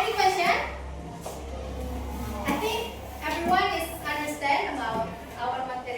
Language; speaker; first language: English; non-native, learner; Indonesian